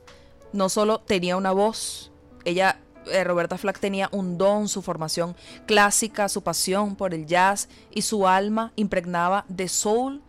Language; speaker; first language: Spanish; native; Spanish